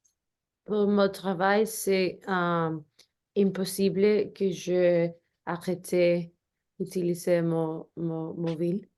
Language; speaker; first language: French; non-native, learner; Spanish